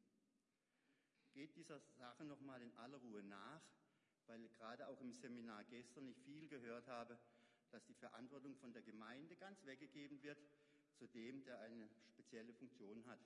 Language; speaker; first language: German; native; German